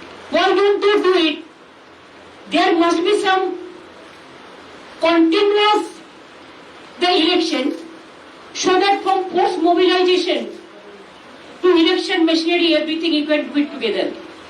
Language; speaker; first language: English; non-native, local second language; Bangla